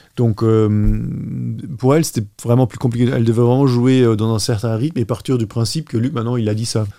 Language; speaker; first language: French; non-native, local second language; Luxembourgish